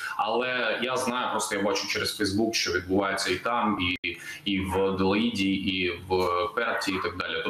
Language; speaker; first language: Ukrainian; native; Ukrainian